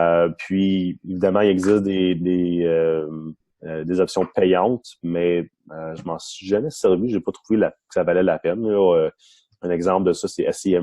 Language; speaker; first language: French; non-native, local second language; English